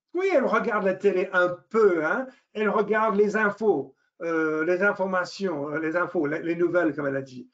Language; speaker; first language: French; non-native, fluent; English